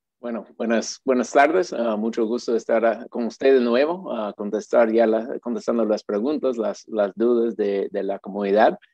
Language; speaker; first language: Spanish; non-native, fluent; English